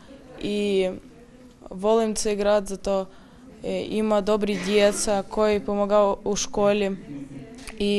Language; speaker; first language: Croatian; non-native, learner; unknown